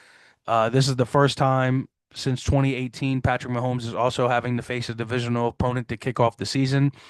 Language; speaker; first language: English; native; English